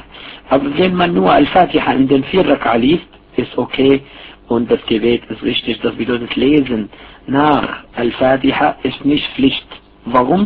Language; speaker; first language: German; non-native, fluent; Arabic